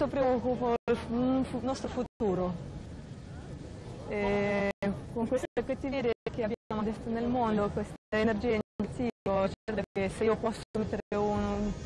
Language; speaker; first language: Italian; non-native, learner; Russian